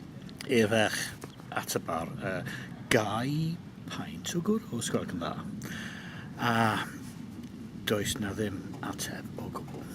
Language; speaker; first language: Welsh; non-native, fluent; English